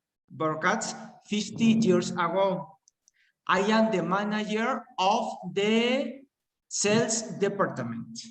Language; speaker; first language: English; non-native, learner; Spanish